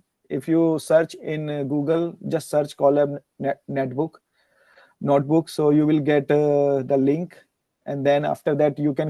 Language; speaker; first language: English; non-native, learner; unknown